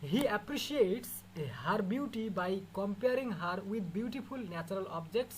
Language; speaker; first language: English; non-native, local second language; Bangla